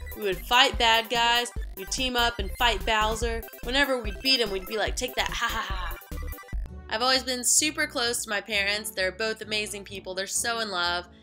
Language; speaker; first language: English; native; English